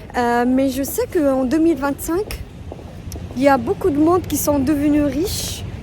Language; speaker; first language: French; non-native, local second language; Arabic